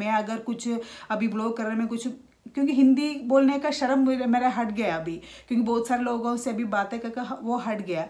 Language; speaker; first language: Hindi; non-native, local second language; Malayalam